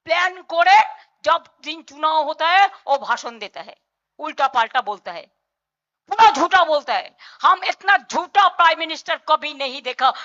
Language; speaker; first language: Hindi; non-native, local second language; Bangla